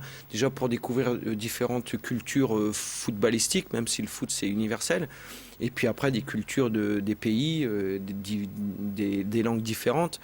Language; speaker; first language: French; native; French